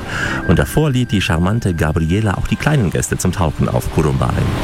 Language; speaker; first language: German; native; German